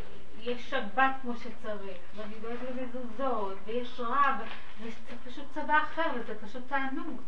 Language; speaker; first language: Hebrew; non-native, fluent; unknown